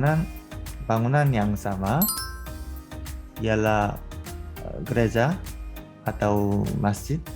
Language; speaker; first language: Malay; non-native, learner; Korean